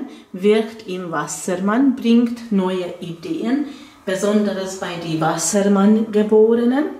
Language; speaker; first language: German; non-native, fluent; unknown